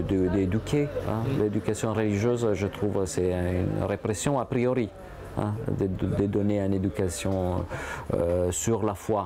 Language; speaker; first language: French; non-native, fluent; Italian